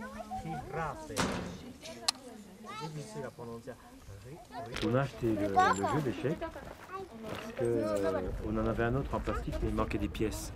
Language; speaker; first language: French; native; French